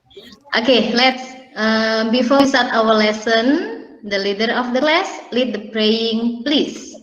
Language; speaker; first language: English; non-native, learner; Indonesian